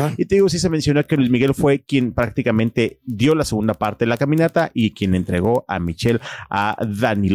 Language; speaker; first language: Spanish; native; Spanish